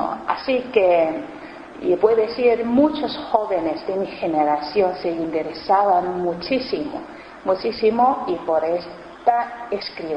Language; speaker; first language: Spanish; non-native, learner; Chinese